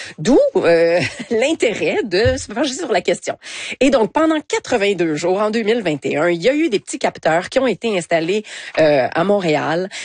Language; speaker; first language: French; native; French